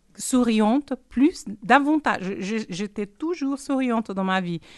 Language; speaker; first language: French; non-native, fluent; Portuguese